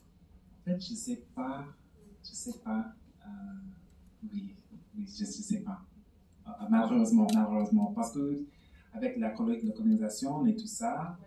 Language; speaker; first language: French; non-native, fluent; English